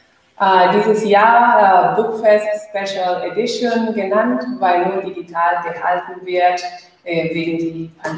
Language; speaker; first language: German; non-native, fluent; Spanish